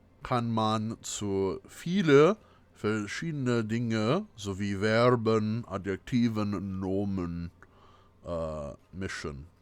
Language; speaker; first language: German; non-native, fluent; English